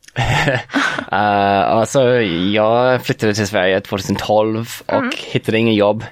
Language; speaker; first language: Swedish; non-native, fluent; English